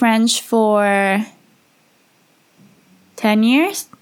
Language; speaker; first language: English; early bilingual, heritage; English